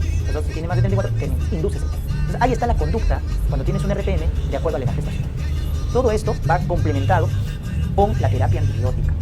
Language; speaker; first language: Spanish; native; Spanish